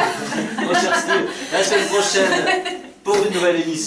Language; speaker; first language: French; native; French